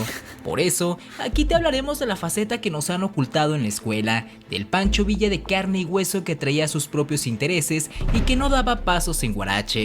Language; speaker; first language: Spanish; native; Spanish